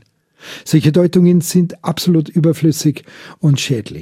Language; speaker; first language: German; native; German